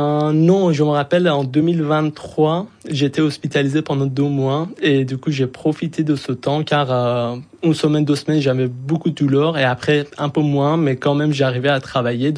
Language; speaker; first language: French; non-native, fluent; Persian